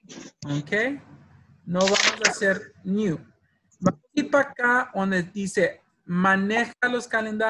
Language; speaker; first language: Spanish; early bilingual, heritage; Spanish